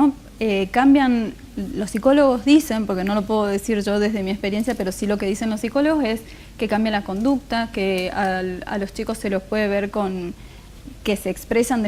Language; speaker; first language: Spanish; native; Spanish